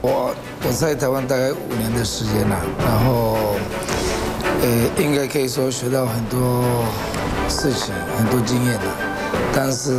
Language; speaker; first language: Chinese; non-native, fluent; Spanish